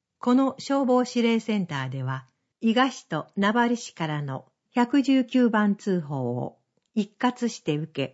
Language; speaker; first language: Japanese; native; Japanese